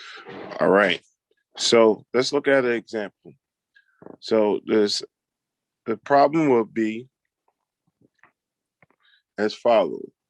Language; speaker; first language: English; native; English